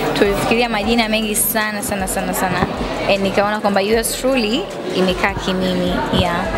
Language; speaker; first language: Swahili; native; Swahili